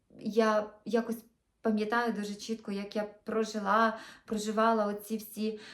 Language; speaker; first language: Ukrainian; non-native, local second language; Russian